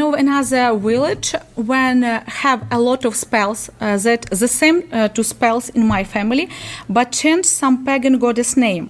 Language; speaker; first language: English; non-native, learner; Ukrainian